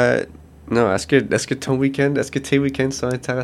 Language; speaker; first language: French; non-native, local second language; English